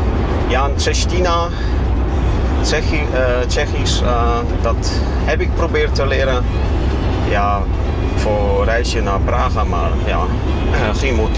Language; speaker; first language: Dutch; non-native, fluent; Kashubian